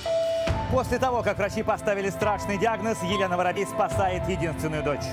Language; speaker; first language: Russian; native; Russian